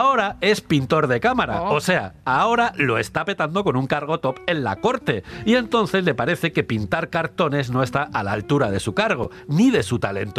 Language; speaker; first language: Spanish; native; Spanish